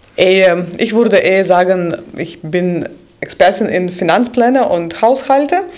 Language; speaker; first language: German; non-native, fluent; Russian